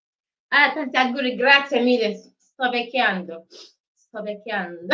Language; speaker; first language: Italian; non-native, learner; Igbo